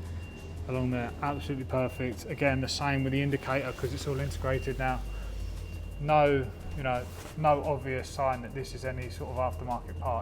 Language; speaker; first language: English; native; English